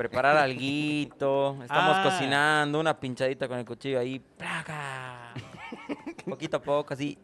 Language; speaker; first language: Spanish; native; Spanish